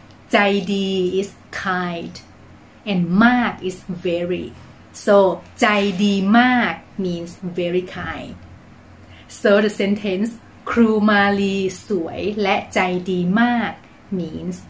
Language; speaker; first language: English; non-native, fluent; Thai